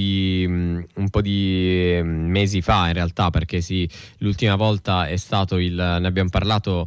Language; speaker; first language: Italian; native; Italian